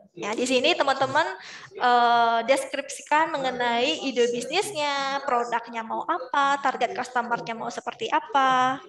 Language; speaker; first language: Indonesian; native; Indonesian